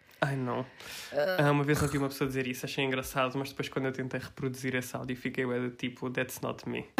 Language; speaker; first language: Portuguese; early bilingual, heritage; Portuguese